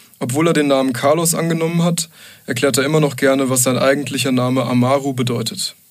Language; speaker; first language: German; native; German